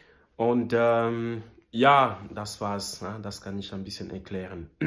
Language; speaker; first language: German; non-native, learner; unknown